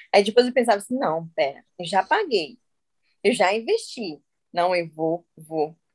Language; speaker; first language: Portuguese; native; Portuguese